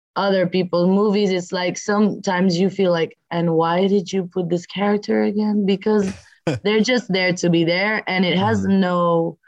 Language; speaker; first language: English; non-native, fluent; French